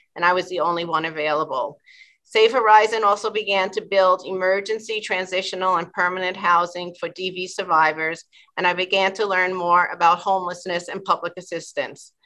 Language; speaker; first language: English; native; English